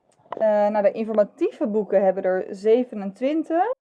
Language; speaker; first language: Dutch; native; Dutch